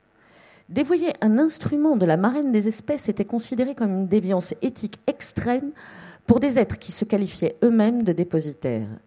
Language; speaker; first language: French; native; French